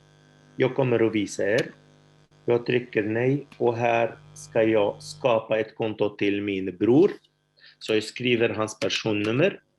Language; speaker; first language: Swedish; non-native, fluent; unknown